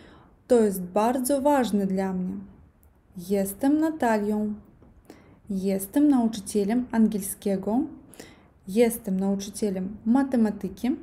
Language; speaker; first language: Polish; non-native, learner; Russian